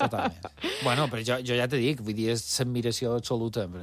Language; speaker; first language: Catalan; native; Catalan